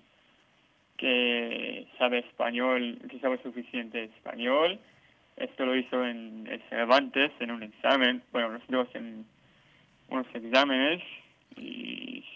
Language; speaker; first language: Spanish; non-native, learner; Hebrew